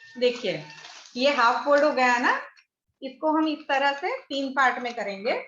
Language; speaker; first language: Hindi; non-native, local second language; Gujarati